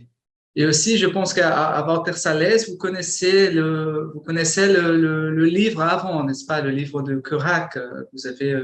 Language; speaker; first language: French; non-native, fluent; Portuguese